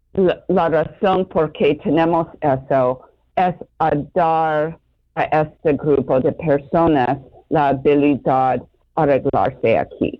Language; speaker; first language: Spanish; non-native, fluent; English